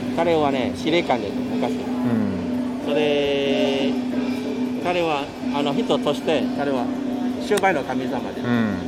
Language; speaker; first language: Japanese; non-native, learner; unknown